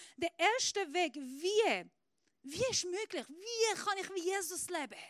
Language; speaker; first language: German; non-native, fluent; Persian